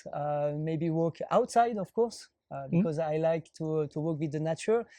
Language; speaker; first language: English; non-native, learner; French